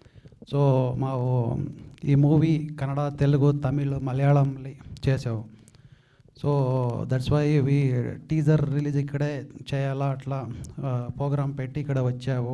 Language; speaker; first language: Telugu; non-native, local second language; Kannada